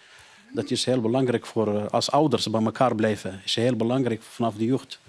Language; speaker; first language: Dutch; non-native, learner; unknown